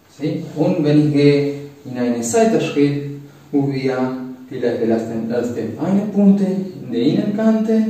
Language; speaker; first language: German; non-native, learner; Spanish